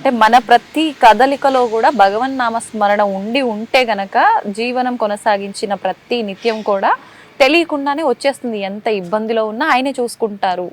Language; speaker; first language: Telugu; native; Telugu